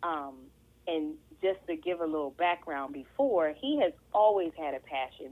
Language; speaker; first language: English; native; English